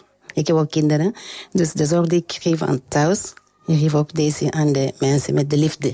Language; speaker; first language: Dutch; non-native, learner; French